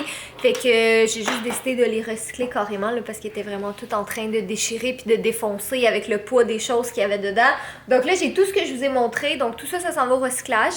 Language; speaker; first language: French; native; French